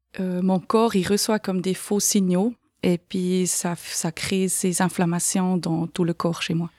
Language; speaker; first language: French; non-native, fluent; Swiss German